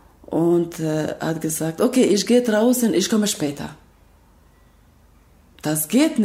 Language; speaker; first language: German; non-native, learner; Albanian